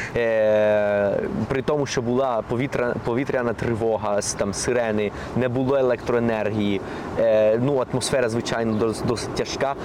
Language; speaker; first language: Ukrainian; non-native, fluent; Spanish